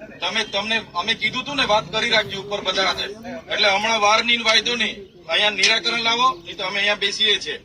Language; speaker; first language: Gujarati; non-native, local second language; Vasavi